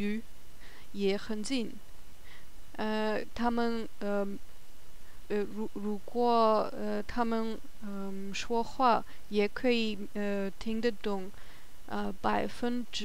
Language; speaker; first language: Chinese; non-native, learner; German